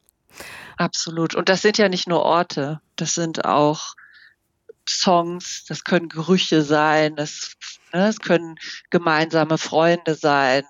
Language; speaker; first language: German; native; German